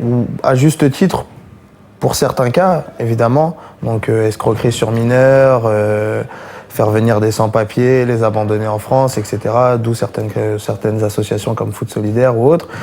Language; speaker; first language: French; native; French